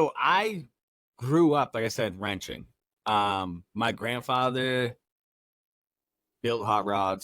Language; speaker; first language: English; native; English